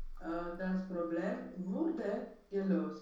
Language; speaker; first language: German; non-native, learner; Romanian